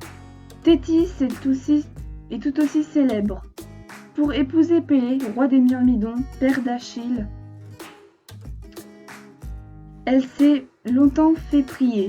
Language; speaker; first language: French; native; French